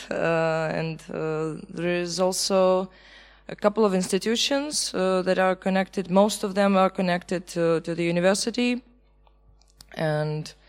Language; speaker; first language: English; non-native, fluent; Belarusian